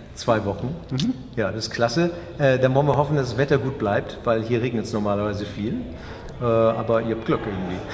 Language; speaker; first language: German; native; German